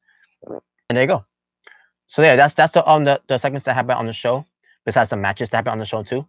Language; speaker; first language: English; native; English